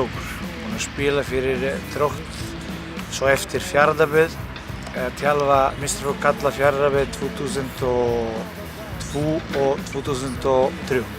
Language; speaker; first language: Icelandic; non-native, learner; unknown